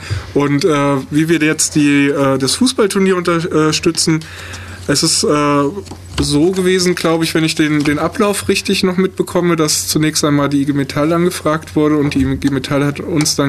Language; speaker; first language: German; native; German